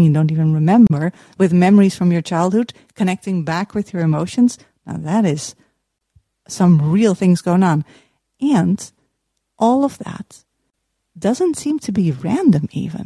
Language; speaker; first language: English; non-native, fluent; Dutch